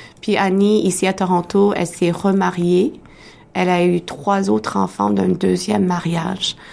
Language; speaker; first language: French; native; French